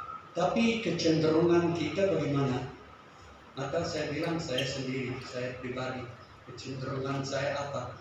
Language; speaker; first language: Indonesian; non-native, fluent; English